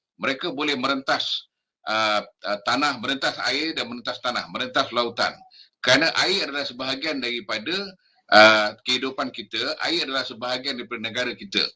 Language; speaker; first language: Malay; native; Malay